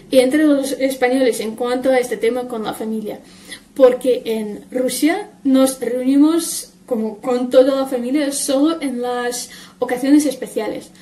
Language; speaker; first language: Spanish; non-native, fluent; Russian